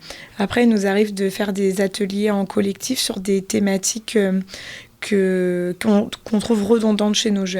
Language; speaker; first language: French; native; French